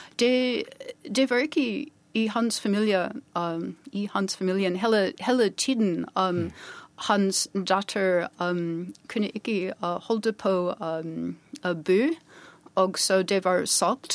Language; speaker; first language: Norwegian; non-native, learner; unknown